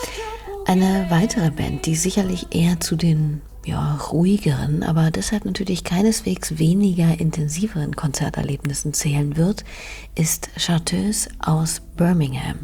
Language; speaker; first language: German; native; German